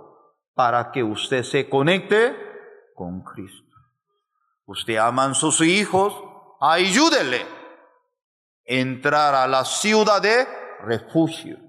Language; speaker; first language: Spanish; non-native, fluent; Korean